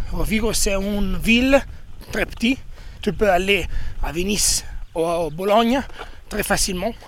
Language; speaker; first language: French; non-native, learner; Italian